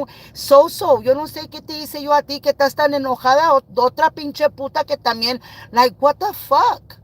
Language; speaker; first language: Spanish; early bilingual, heritage; Spanish